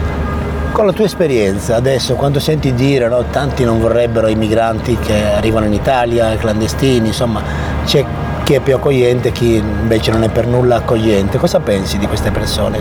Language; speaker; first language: Italian; native; Italian